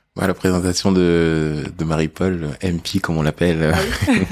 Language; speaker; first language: French; early bilingual, other home language; English